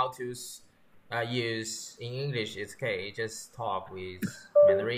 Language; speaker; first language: English; non-native, learner; Chinese